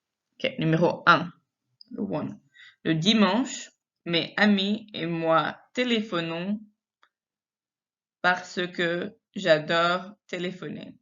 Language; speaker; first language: French; non-native, fluent; English